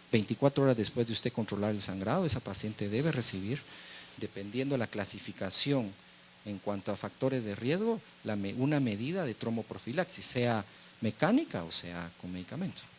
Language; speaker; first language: Spanish; native; Spanish